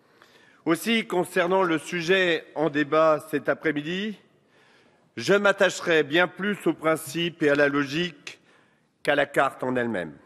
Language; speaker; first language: French; native; French